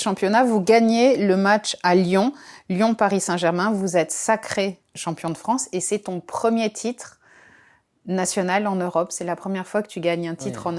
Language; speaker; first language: French; native; French